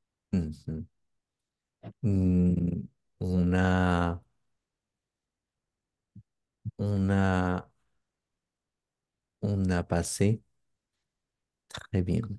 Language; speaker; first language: French; non-native, learner; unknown